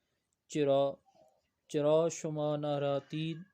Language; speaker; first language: Persian; non-native, fluent; Urdu